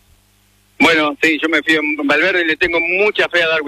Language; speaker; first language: Spanish; native; Spanish